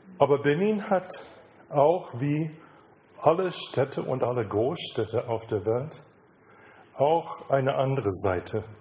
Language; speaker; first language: German; non-native, fluent; English